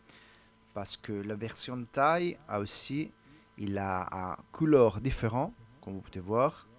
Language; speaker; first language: French; non-native, learner; Italian